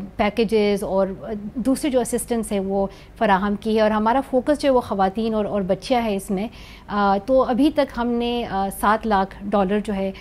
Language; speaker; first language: Urdu; non-native, local second language; Pashto